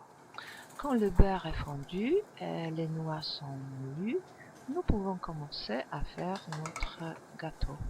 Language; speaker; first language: French; non-native, fluent; Polish